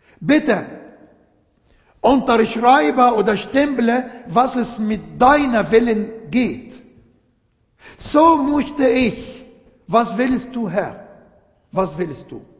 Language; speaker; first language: German; non-native, fluent; Arabic